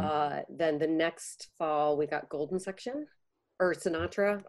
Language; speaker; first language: English; native; English